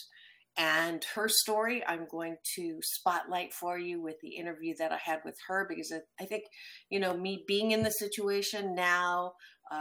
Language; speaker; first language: English; native; English